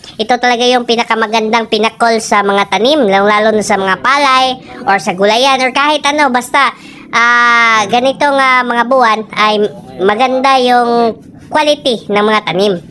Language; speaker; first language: Filipino; non-native, local second language; Cebuano